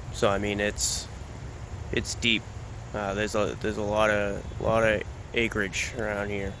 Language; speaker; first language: English; native; English